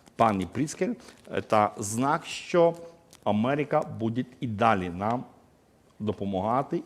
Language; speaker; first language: Ukrainian; non-native, fluent; Georgian